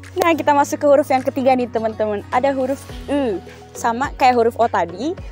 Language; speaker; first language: Indonesian; native; Indonesian